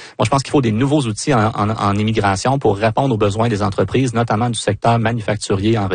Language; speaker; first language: French; native; French